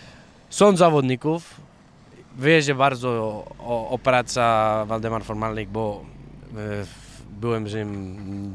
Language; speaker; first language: Polish; non-native, fluent; Catalan